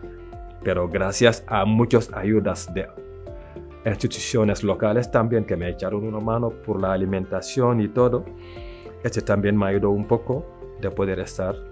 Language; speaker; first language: Spanish; non-native, fluent; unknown